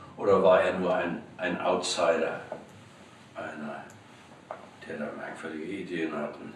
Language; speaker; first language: German; native; German